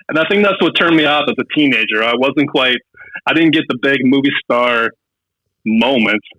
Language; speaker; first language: English; native; English